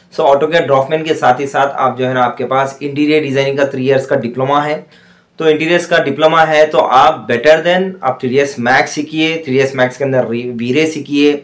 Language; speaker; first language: Hindi; non-native, local second language; Urdu